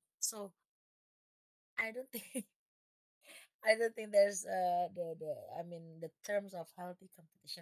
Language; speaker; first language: English; non-native, fluent; Indonesian